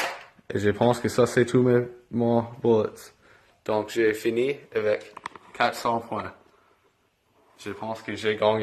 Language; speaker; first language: French; non-native, local second language; English